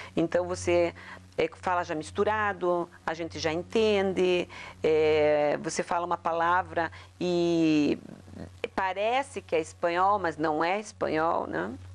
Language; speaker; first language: Portuguese; early bilingual, other home language; Spanish